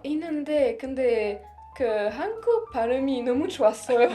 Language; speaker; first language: Korean; non-native, learner; French